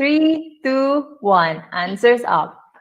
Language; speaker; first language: English; non-native, local second language; Filipino